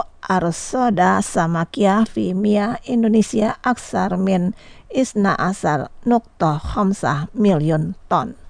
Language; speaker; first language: Arabic; non-native, fluent; Indonesian